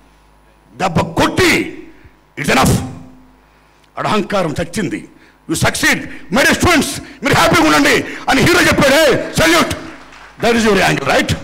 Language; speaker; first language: Telugu; native; Telugu